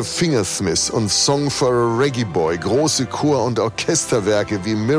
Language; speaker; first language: German; native; German